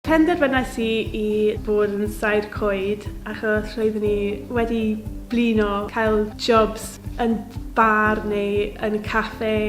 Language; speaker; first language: Welsh; non-native, local second language; English